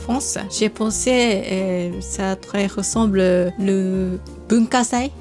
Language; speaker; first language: French; non-native, learner; Japanese